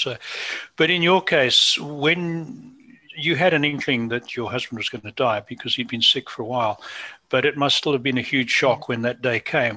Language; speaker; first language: English; native; English